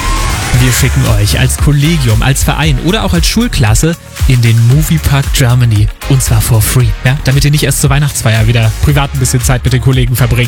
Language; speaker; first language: German; native; German